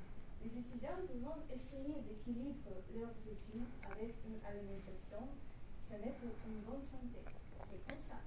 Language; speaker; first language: French; non-native, learner; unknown